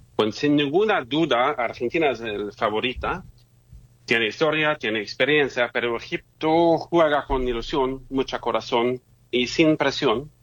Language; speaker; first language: Spanish; non-native, fluent; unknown